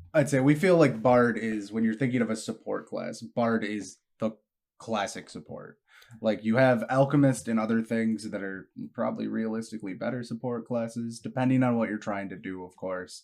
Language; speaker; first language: English; native; English